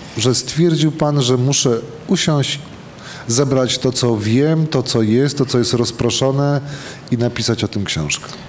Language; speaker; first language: Polish; native; Polish